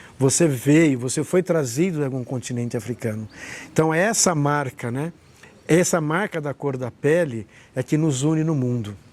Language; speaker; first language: Portuguese; native; Portuguese